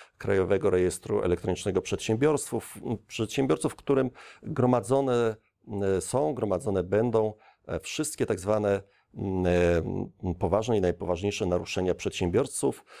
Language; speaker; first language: Polish; native; Polish